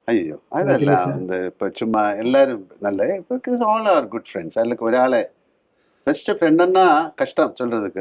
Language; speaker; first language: Tamil; non-native, learner; Malayalam